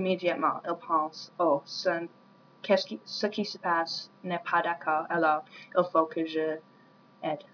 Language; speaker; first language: French; non-native, learner; English